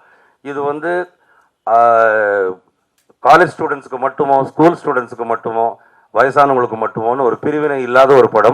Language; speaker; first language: Tamil; native; Tamil